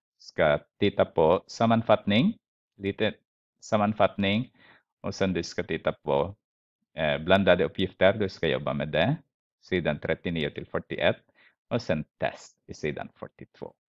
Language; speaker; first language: Swedish; non-native, fluent; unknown